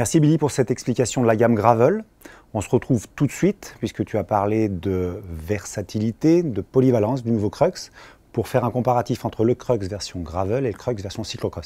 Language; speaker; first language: French; native; French